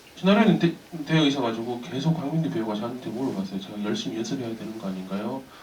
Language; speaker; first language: Korean; native; Korean